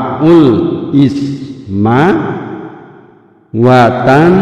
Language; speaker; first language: Arabic; non-native, fluent; Indonesian